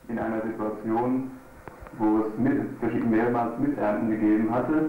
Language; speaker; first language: German; native; German